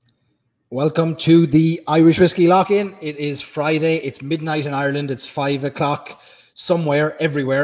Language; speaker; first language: English; native; English